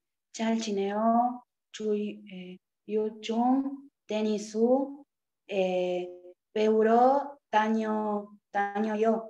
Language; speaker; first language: Korean; non-native, learner; Spanish